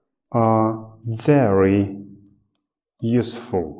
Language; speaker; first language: English; non-native, fluent; Uzbek